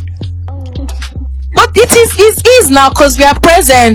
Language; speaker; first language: English; non-native, local second language; Igbo